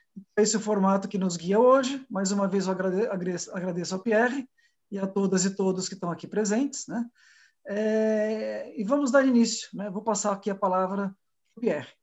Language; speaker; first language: Portuguese; native; Portuguese